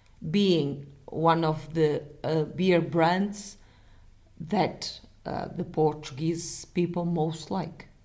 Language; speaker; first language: English; non-native, fluent; Portuguese